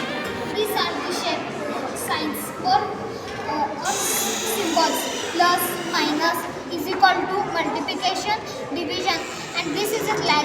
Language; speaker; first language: English; non-native, learner; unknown